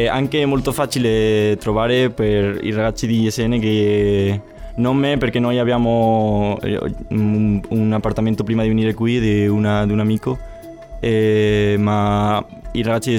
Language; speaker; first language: Italian; non-native, learner; Spanish